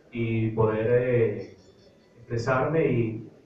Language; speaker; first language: Spanish; native; Spanish